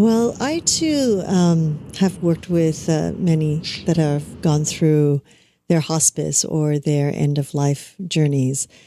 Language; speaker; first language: English; native; English